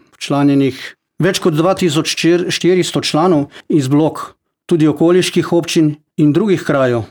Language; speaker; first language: Slovenian; non-native, fluent; Croatian